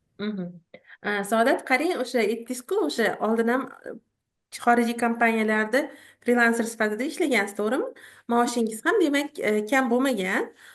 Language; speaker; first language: Uzbek; native; Uzbek